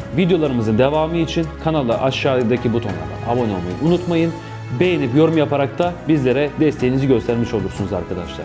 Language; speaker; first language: Turkish; native; Turkish